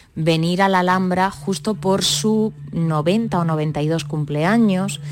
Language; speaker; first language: Spanish; native; Spanish